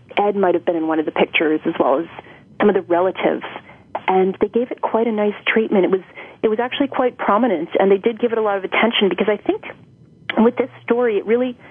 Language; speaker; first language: English; native; English